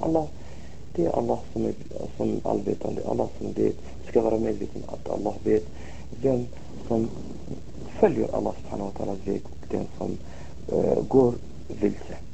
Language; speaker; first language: Swedish; non-native, fluent; Arabic